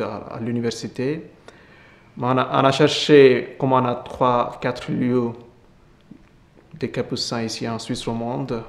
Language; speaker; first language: French; non-native, fluent; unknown